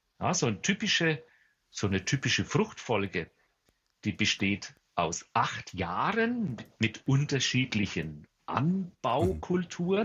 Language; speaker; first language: German; native; German